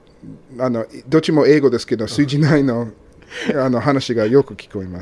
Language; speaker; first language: Japanese; non-native, learner; English